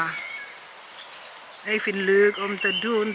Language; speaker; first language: Dutch; non-native, learner; Indonesian